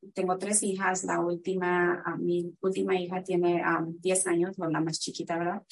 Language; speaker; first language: Spanish; early bilingual, heritage; Spanish